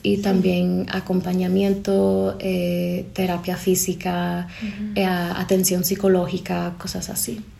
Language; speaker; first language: Spanish; non-native, fluent; English